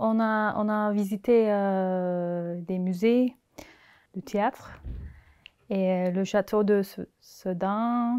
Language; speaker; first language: French; non-native, learner; Turkish